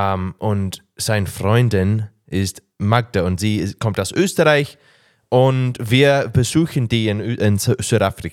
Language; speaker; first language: German; non-native, learner; English